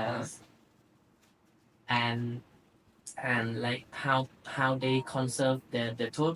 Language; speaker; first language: English; non-native, learner; Thai